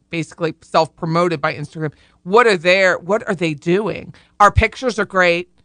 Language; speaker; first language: English; native; English